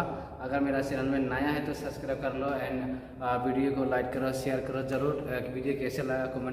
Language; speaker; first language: Hindi; non-native, local second language; Kok Borok